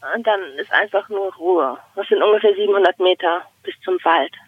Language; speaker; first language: German; native; German